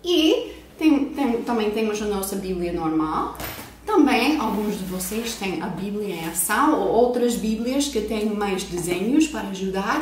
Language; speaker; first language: Portuguese; non-native, fluent; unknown